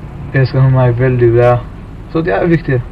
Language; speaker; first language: Norwegian; non-native, learner; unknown